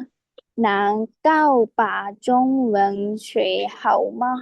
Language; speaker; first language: Chinese; non-native, learner; Lao